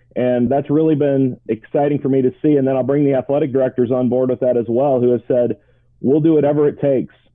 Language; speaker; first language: English; native; English